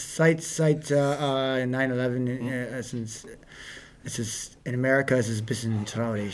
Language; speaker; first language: German; non-native, learner; English